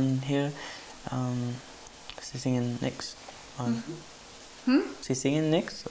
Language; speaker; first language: German; non-native, learner; English